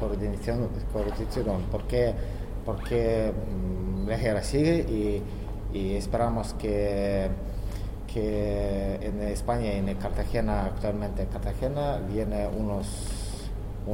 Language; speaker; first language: Spanish; non-native, learner; Ukrainian